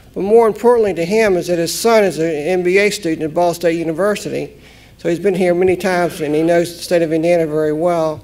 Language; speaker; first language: English; native; English